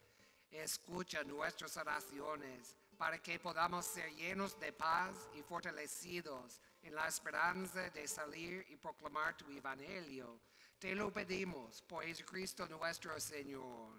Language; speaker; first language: Spanish; non-native, learner; English